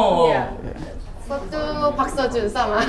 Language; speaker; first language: Indonesian; non-native, learner; Korean